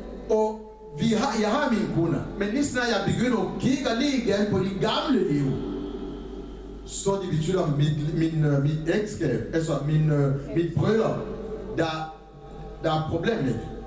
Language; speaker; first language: Danish; non-native, fluent; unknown